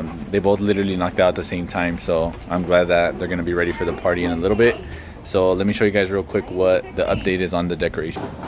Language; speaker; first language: English; early bilingual, other home language; Spanish